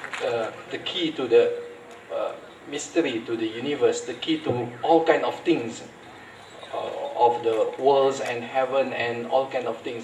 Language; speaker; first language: English; non-native, fluent; Indonesian